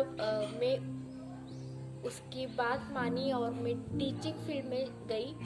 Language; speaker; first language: Hindi; non-native, local second language; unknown